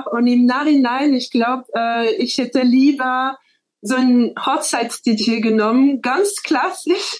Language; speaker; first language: German; non-native, fluent; French